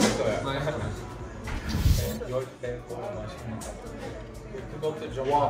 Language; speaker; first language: Korean; non-native, learner; Turkish